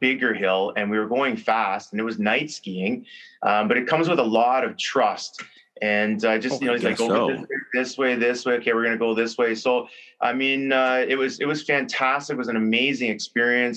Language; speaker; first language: English; native; English